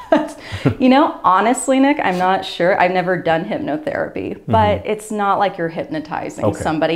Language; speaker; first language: English; native; English